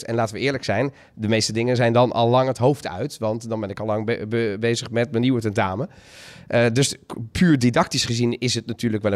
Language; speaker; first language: Dutch; native; Dutch